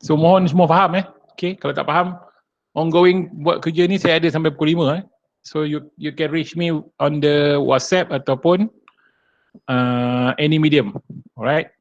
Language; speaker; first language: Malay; native; Malay